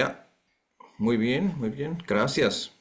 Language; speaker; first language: Spanish; non-native, fluent; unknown